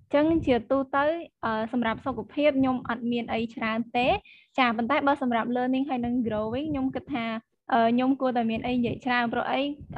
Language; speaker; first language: Khmer; native; Khmer